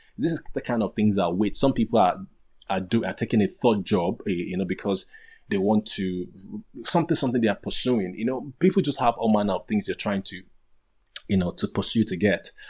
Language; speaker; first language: English; non-native, local second language; Yoruba